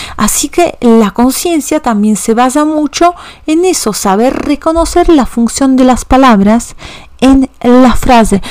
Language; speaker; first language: Spanish; non-native, fluent; Polish